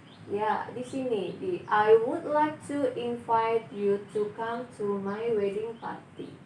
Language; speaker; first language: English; non-native, learner; Indonesian